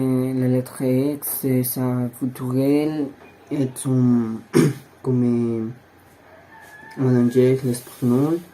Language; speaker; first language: French; non-native, learner; Spanish